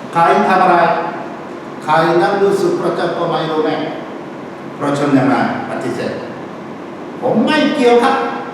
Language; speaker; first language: Thai; non-native, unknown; Korean